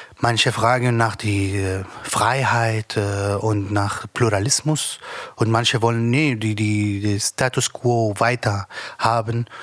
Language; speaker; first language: German; non-native, learner; Arabic